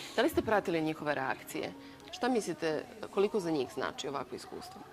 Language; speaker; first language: Bosnian; native; Bosnian